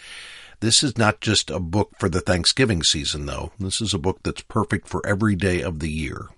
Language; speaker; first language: English; native; English